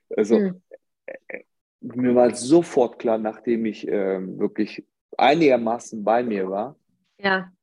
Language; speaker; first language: German; early bilingual, other home language; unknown